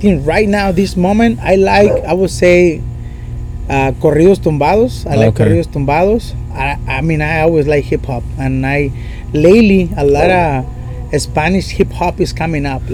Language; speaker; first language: English; non-native, fluent; Spanish